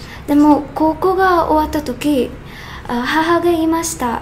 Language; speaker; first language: Japanese; non-native, learner; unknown